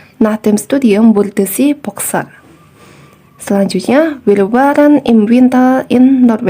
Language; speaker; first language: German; non-native, fluent; Indonesian